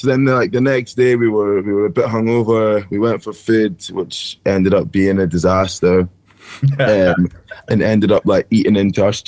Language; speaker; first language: English; native; English